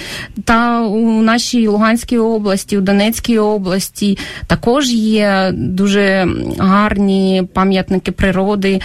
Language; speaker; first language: Ukrainian; non-native, local second language; Russian